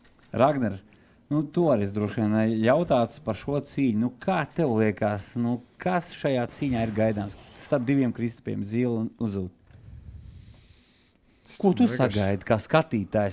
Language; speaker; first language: Latvian; native; Latvian